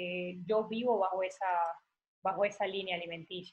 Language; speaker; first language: Spanish; native; Spanish